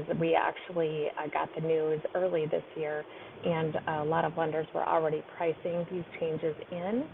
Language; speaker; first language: English; native; English